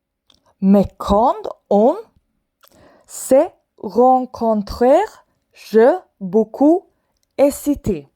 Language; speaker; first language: French; non-native, fluent; Swedish